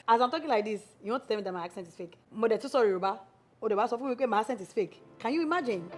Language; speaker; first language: English; non-native, local second language; Yoruba